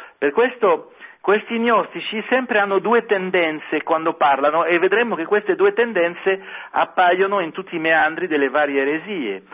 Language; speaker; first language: Italian; non-native, fluent; French